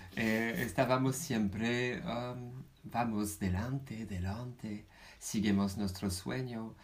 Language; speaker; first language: Spanish; non-native, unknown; French